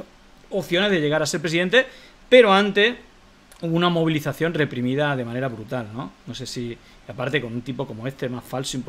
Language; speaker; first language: Spanish; native; Spanish